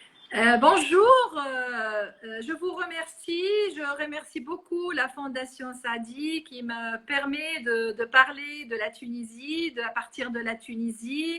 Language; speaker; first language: French; non-native, local second language; Arabic